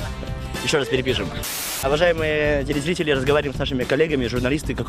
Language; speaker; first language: Russian; native; Russian